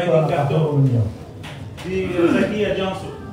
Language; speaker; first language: Swedish; early bilingual, other home language; Assyrian Neo-Aramaic